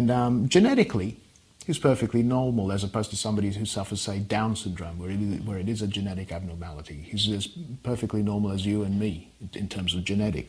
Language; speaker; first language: English; native; English